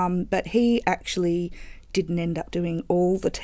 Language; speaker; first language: English; native; English